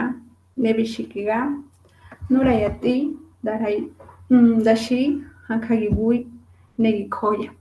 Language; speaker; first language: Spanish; non-native, local second language; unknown